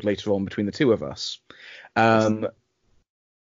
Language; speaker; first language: English; native; English